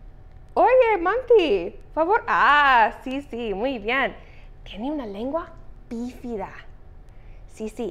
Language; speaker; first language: Spanish; non-native, fluent; English